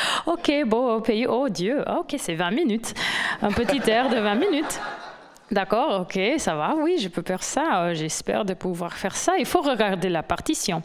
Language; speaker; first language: French; non-native, fluent; English